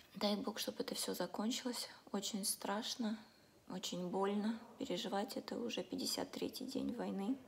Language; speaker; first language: Russian; native; Russian